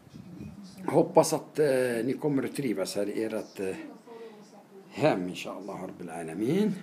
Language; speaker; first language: Swedish; non-native, fluent; Arabic